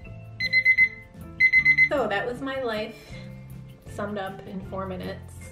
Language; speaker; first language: English; native; English